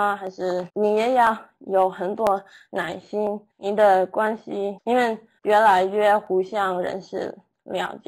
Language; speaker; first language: Chinese; non-native, learner; English